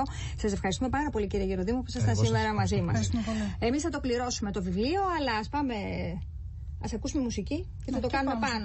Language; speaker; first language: Greek; native; Greek